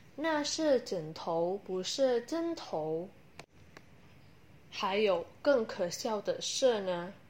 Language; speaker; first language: Chinese; non-native, learner; Indonesian